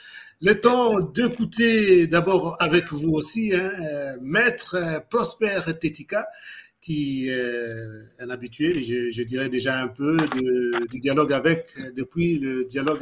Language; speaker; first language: French; non-native, local second language; Lingala